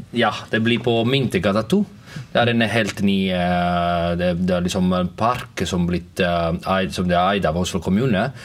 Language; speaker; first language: Norwegian; non-native, fluent; Italian